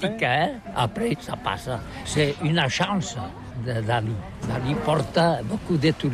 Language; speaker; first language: French; non-native, learner; Catalan